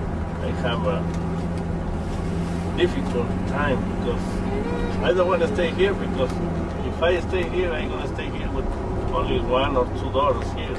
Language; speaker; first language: English; non-native, learner; Spanish